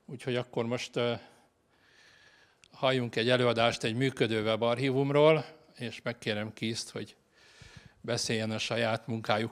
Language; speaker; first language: Hungarian; native; Hungarian